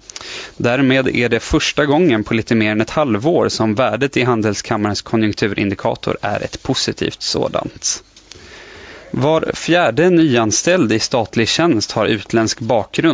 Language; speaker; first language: Swedish; native; Swedish